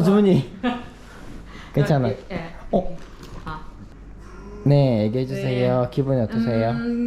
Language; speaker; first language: Korean; non-native, learner; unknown